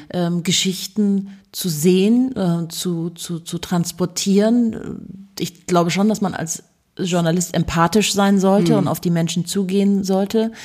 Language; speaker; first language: German; native; German